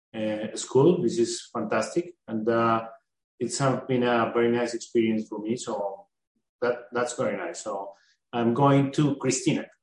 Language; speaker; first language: English; non-native, learner; Spanish